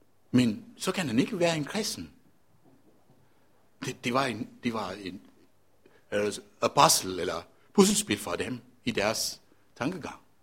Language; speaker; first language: Danish; non-native, fluent; Sinhala